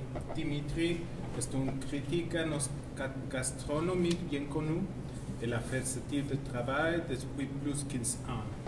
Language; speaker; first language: French; non-native, learner; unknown